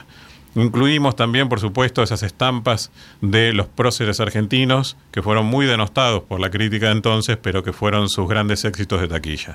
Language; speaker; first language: Spanish; native; Spanish